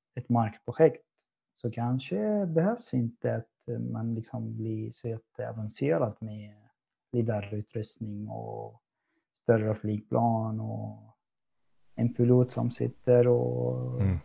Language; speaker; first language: Swedish; non-native, fluent; Arabic